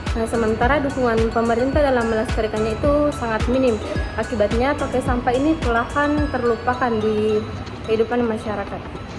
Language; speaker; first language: Indonesian; non-native, local second language; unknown